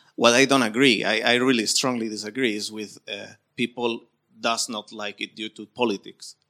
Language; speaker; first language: English; non-native, fluent; Spanish